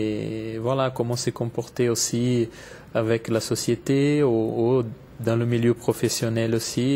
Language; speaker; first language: French; non-native, fluent; Portuguese